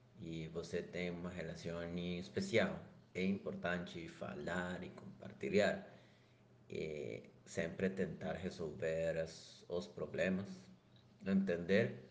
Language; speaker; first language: Portuguese; non-native, learner; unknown